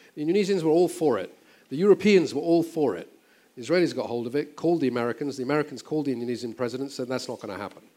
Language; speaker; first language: English; native; English